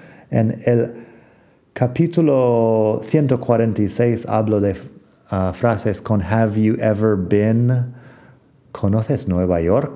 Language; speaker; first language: Spanish; non-native, fluent; English